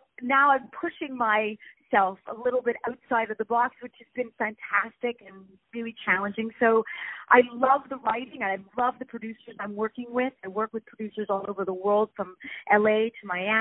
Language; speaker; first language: English; native; English